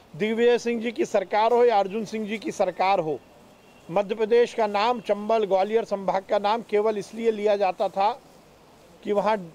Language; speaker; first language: Hindi; native; Hindi